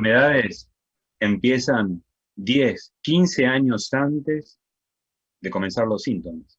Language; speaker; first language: Spanish; native; Spanish